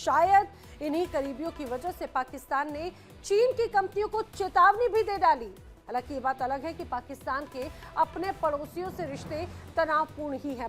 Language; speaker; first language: Hindi; native; Hindi